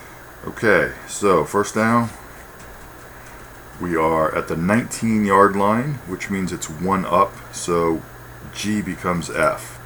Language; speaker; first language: English; native; English